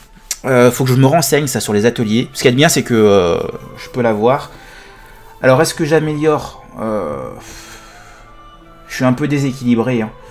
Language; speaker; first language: French; native; French